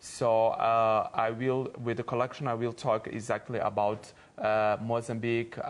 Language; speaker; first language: English; non-native, fluent; Portuguese